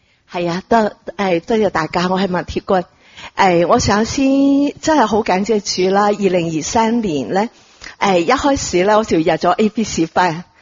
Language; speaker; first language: Cantonese; non-native, fluent; Chinese